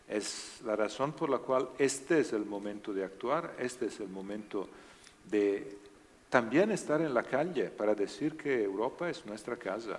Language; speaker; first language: Spanish; non-native, learner; Italian